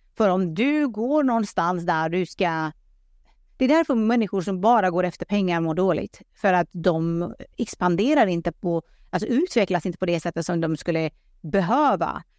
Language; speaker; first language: Swedish; early bilingual, other home language; Pashto